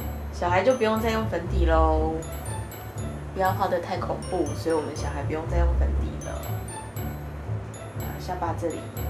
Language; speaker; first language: Chinese; native; Chinese